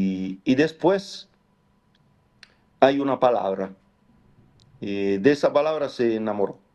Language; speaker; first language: Spanish; non-native, fluent; Italian